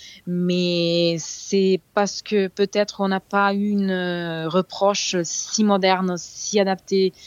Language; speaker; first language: French; non-native, fluent; Serbian